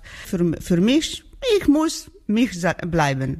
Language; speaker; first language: German; non-native, learner; Georgian